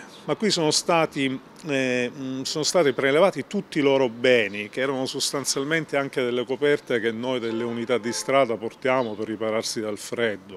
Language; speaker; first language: Italian; native; Italian